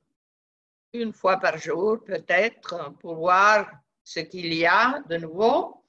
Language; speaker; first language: French; non-native, fluent; Spanish